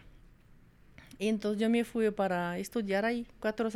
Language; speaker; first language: Spanish; non-native, fluent; Russian